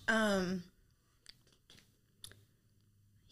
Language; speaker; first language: English; native; English